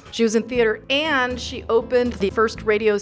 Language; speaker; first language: English; early bilingual, other home language; Macedonian